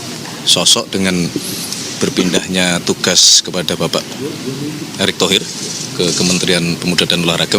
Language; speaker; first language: Indonesian; native; Indonesian